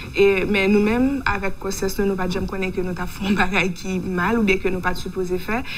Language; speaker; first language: French; non-native, local second language; Haitian Creole